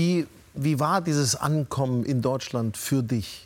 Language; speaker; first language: German; native; German